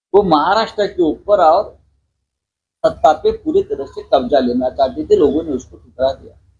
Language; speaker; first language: Hindi; non-native, local second language; Marathi